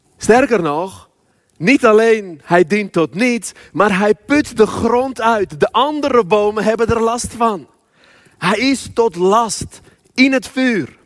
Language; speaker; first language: Dutch; early bilingual, other home language; Armenian